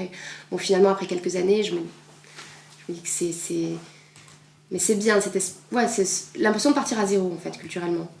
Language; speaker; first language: French; native; French